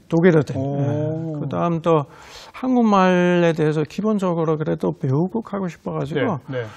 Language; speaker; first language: Korean; non-native, fluent; German